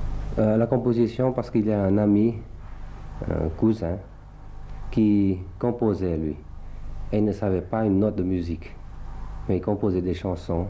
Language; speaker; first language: French; early bilingual, other home language; Thai